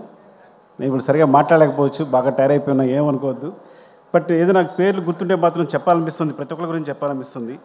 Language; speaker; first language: Telugu; native; Telugu